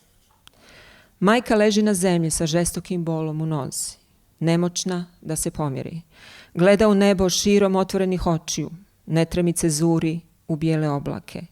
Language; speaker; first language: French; non-native, fluent; Bosnian